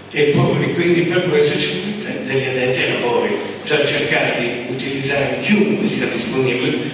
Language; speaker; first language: Italian; early bilingual, other home language; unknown